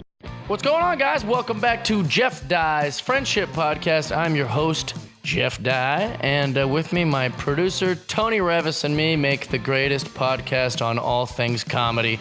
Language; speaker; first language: English; native; English